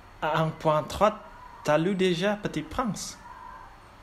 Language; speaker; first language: French; non-native, learner; Indonesian